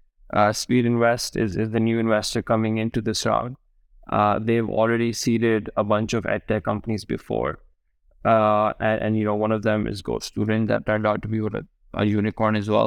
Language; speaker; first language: English; non-native, local second language; Urdu